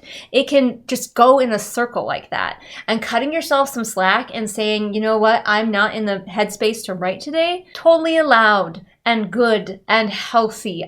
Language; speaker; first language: English; native; English